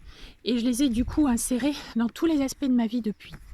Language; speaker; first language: French; native; French